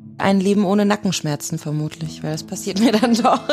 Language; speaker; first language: German; native; German